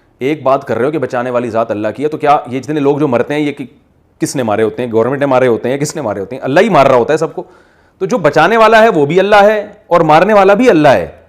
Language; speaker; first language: Urdu; native; Urdu